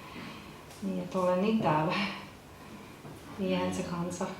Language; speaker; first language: Finnish; non-native, fluent; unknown